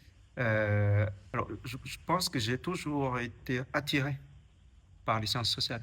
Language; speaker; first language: French; non-native, fluent; Chinese